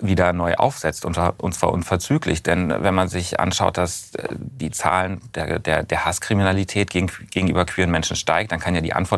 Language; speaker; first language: German; native; German